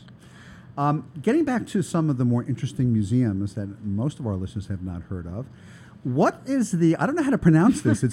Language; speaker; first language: English; native; English